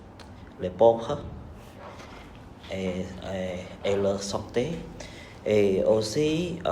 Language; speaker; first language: French; non-native, learner; Khmer